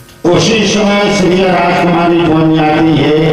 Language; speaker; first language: Hindi; native; Hindi